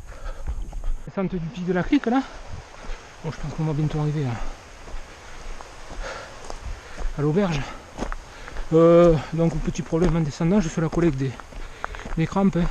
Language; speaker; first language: French; native; French